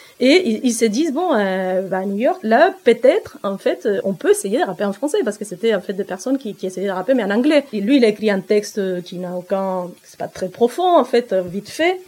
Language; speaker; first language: French; non-native, fluent; Spanish